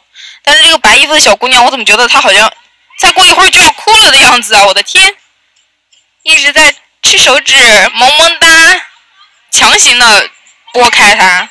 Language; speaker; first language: Chinese; native; Chinese